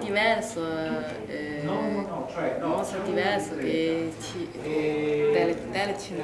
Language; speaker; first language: Italian; non-native, learner; Chinese